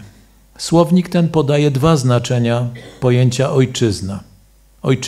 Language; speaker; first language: Polish; native; Polish